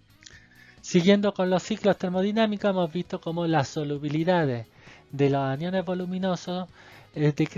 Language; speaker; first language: Spanish; native; Spanish